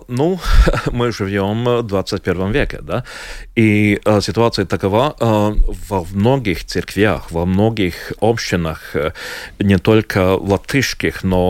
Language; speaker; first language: Russian; non-native, local second language; Latvian